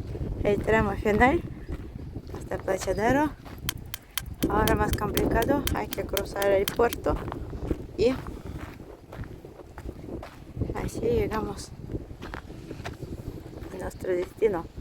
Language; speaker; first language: Spanish; non-native, fluent; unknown